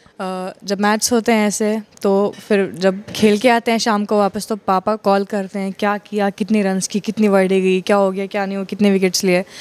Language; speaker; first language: Hindi; non-native, local second language; Kashmiri